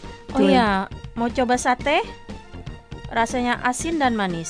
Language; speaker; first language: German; non-native, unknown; Indonesian